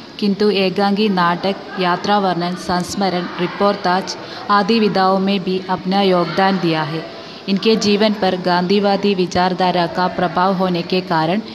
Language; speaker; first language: Hindi; non-native, local second language; Malayalam